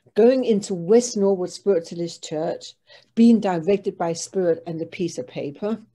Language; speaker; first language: English; non-native, fluent; Danish